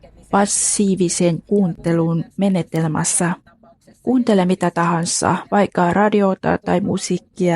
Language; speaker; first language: Finnish; non-native, fluent; Vietnamese